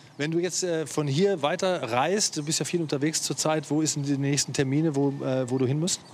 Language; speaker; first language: German; native; German